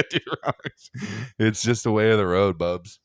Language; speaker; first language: English; native; English